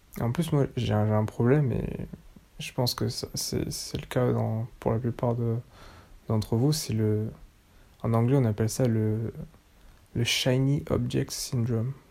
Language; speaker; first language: French; native; French